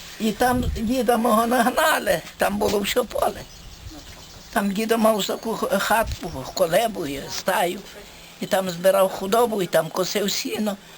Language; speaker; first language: Ukrainian; native; Ukrainian